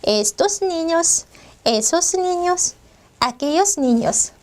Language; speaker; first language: Spanish; non-native, fluent; Korean